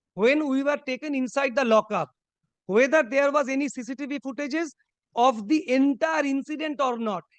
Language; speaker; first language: English; non-native, local second language; Bangla